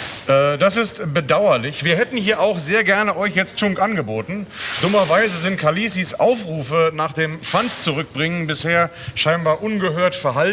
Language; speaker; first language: German; native; German